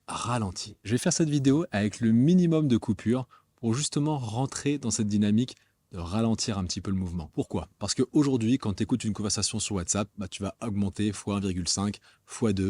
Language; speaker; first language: French; native; French